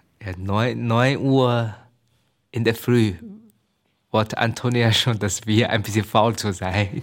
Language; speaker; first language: German; non-native, learner; Chinese